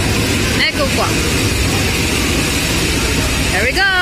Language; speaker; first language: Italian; non-native, learner; Filipino